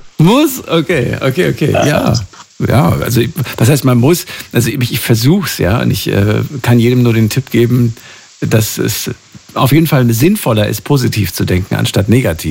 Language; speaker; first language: German; native; German